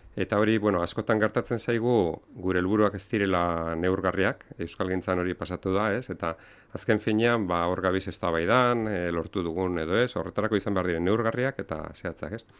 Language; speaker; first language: Basque; non-native, local second language; Spanish